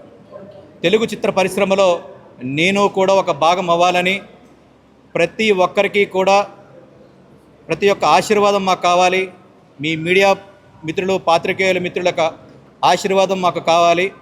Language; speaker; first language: Telugu; native; Telugu